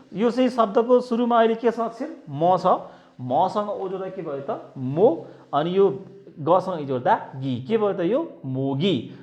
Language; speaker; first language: Nepali; native; Nepali